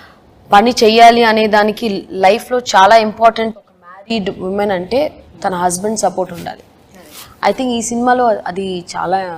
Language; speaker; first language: Telugu; non-native, fluent; Tamil